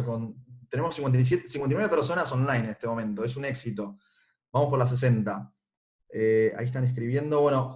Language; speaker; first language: Spanish; native; Spanish